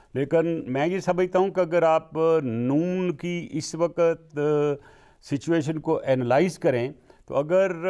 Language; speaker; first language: Urdu; non-native, local second language; Punjabi